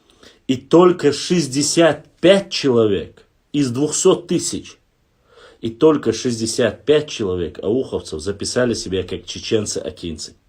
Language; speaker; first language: Russian; non-native, local second language; Chechen